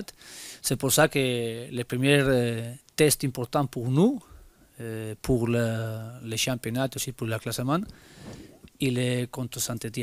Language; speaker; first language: French; non-native, learner; Spanish